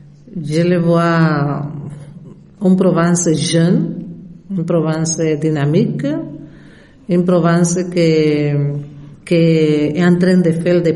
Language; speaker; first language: French; non-native, fluent; Spanish